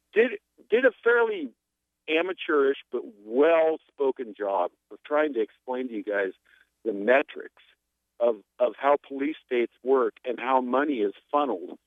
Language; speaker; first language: English; non-native, fluent; Spanish